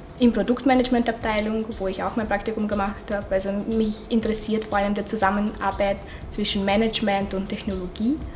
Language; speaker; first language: German; non-native, fluent; Russian